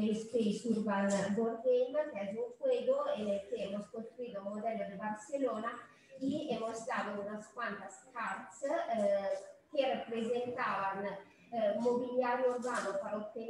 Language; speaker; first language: Spanish; non-native, fluent; Italian